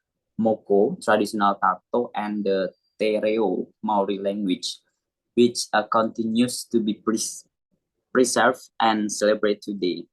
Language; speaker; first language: English; non-native, learner; Indonesian